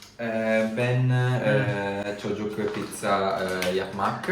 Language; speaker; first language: Turkish; non-native, learner; Italian